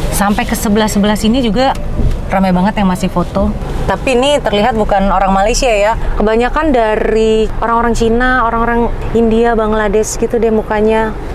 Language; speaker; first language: Indonesian; native; Indonesian